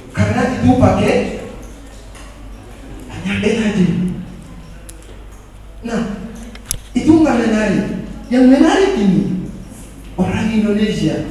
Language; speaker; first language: Indonesian; non-native, fluent; Ganda